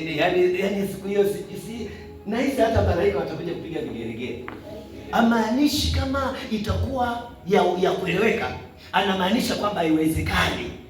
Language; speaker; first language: Swahili; native; Swahili